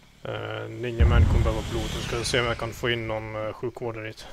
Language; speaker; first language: Swedish; native; Swedish